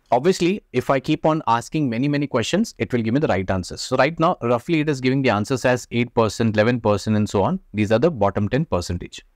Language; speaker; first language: English; non-native, local second language; Hindi